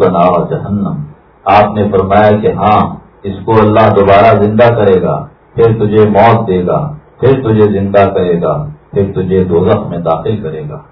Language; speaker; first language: Urdu; native; Urdu